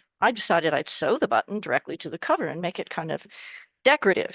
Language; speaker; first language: English; native; English